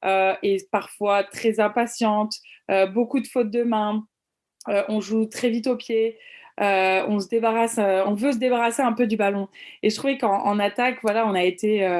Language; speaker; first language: French; native; French